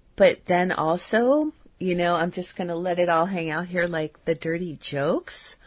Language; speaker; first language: English; native; English